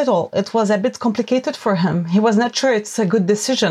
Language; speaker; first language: English; non-native, fluent; Arabic